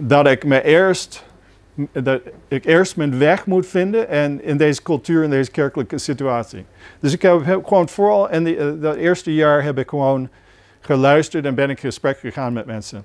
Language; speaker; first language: Dutch; non-native, fluent; English